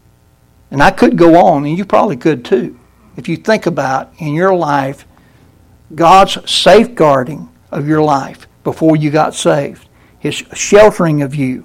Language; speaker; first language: English; native; English